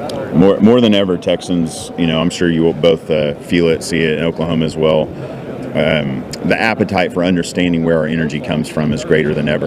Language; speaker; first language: English; native; English